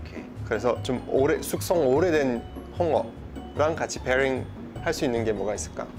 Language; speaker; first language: Korean; non-native, fluent; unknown